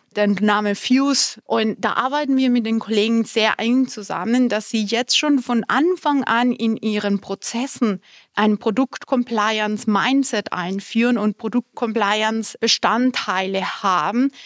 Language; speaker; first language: German; non-native, fluent; Spanish